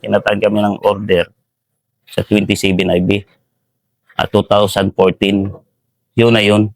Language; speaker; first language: Filipino; non-native, local second language; Cebuano